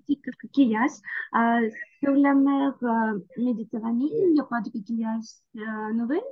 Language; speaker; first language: French; non-native, learner; Ukrainian